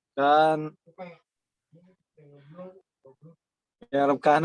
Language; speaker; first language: Arabic; non-native, learner; Indonesian